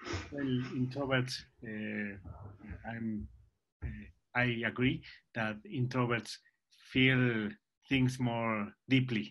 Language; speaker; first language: English; non-native, learner; Spanish